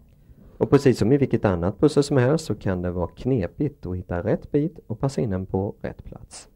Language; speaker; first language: Swedish; native; Swedish